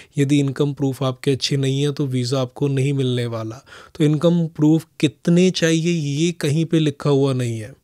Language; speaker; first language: Hindi; non-native, local second language; Punjabi